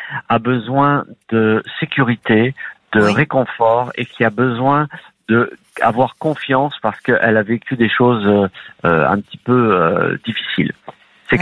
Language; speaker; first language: French; native; French